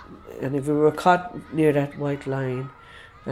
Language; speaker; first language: English; native; English